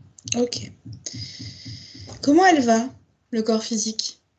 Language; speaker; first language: French; native; French